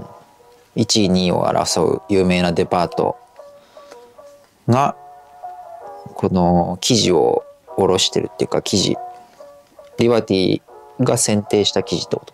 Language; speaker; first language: Japanese; native; Japanese